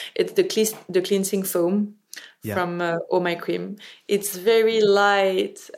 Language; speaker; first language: English; non-native, fluent; French